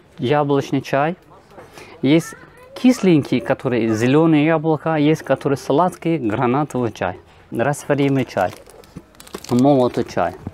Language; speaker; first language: Russian; non-native, learner; Turkish